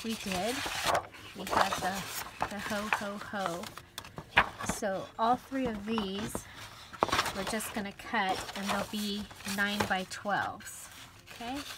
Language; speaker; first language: English; native; English